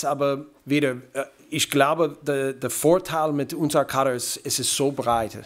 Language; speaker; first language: German; non-native, fluent; English